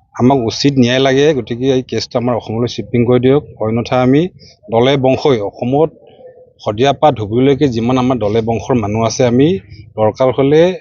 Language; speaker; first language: Assamese; non-native, local second language; Mising